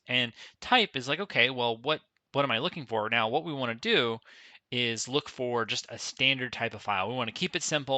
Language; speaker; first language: English; native; English